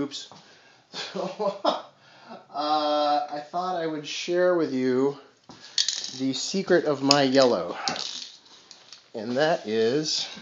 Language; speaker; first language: English; native; English